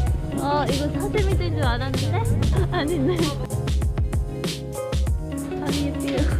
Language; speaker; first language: Korean; non-native, learner; Dutch